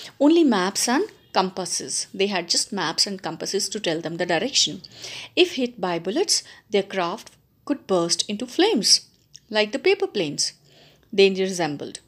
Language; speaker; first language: English; non-native, local second language; Punjabi